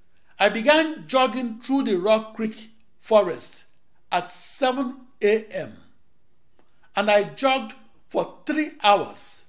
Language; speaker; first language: English; non-native, local second language; Igbo